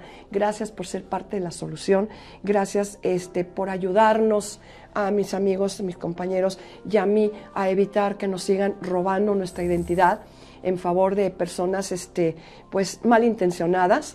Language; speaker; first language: Spanish; native; Spanish